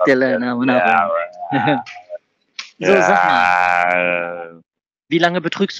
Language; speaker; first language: German; native; German